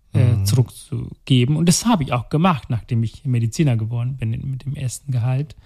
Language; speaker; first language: German; non-native, local second language; Tamil